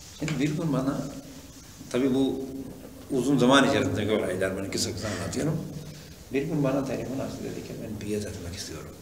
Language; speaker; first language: Turkish; non-native, fluent; Urdu